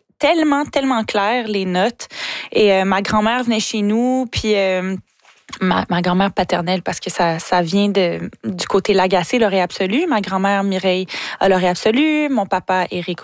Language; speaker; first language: French; native; French